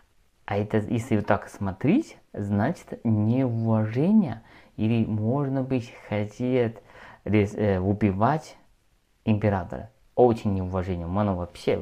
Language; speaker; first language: Russian; non-native, learner; Chinese